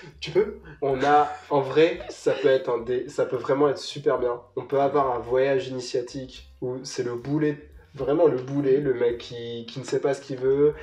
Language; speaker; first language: French; native; French